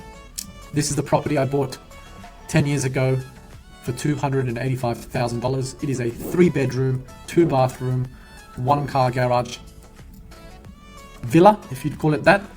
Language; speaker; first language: English; native; English